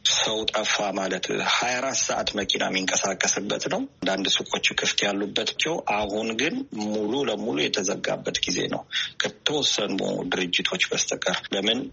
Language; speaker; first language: Amharic; non-native, local second language; Italian